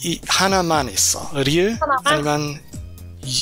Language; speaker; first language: Korean; non-native, learner; English